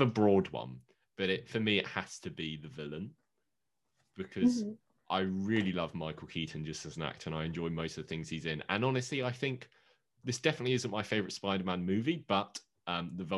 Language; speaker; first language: English; native; English